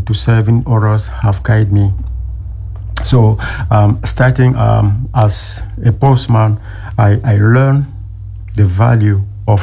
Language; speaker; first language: English; non-native, local second language; French